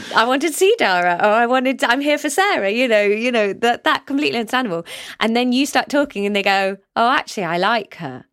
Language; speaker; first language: English; native; English